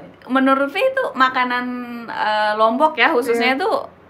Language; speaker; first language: Indonesian; native; Indonesian